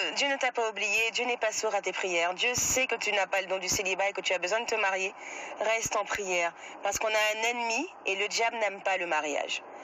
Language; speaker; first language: French; native; French